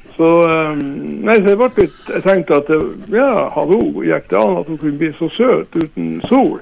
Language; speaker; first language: Norwegian; native; Norwegian